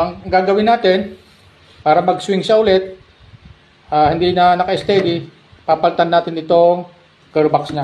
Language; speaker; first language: Filipino; native; Filipino